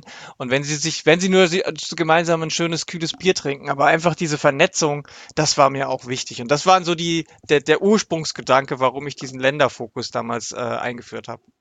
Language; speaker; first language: German; native; German